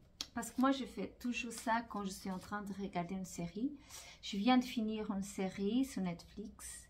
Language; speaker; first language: French; non-native, fluent; Portuguese